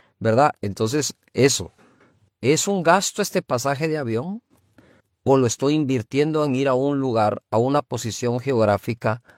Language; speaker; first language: Spanish; native; Spanish